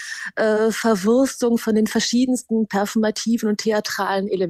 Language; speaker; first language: German; native; German